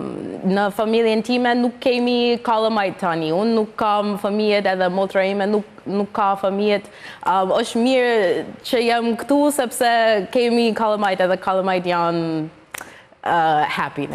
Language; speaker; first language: Albanian; non-native, learner; English